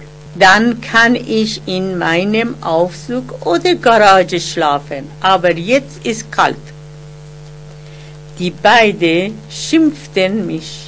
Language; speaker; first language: German; non-native, learner; Persian